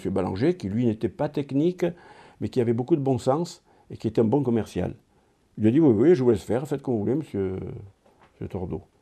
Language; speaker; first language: French; native; French